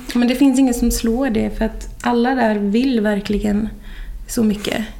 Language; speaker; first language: Swedish; native; Swedish